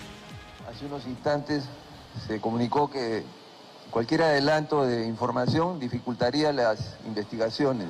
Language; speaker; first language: Spanish; native; Spanish